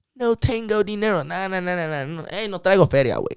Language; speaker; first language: Spanish; non-native, fluent; English